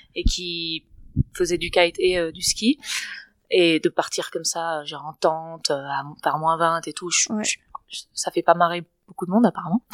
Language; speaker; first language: French; non-native, fluent; Spanish